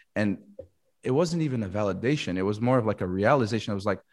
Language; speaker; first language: English; non-native, fluent; Portuguese